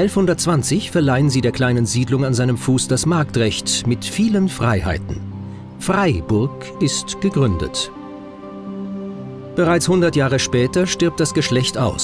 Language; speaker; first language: German; native; German